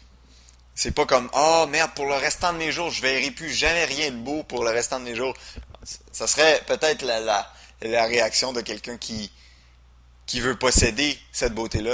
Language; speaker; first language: French; native; French